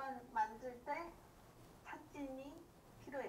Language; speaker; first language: Korean; non-native, learner; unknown